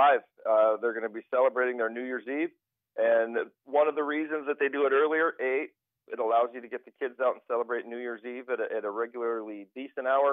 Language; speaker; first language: English; native; English